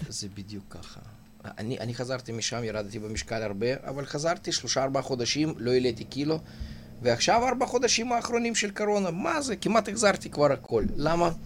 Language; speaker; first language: Hebrew; non-native, fluent; Russian